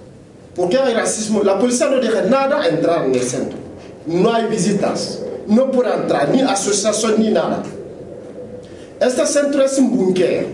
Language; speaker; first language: Spanish; non-native, local second language; French